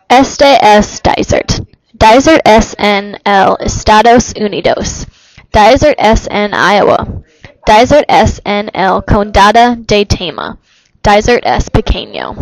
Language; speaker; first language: Spanish; non-native, learner; English